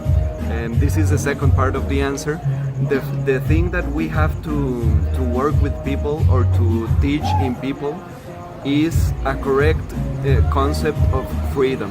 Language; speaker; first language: English; non-native, fluent; Spanish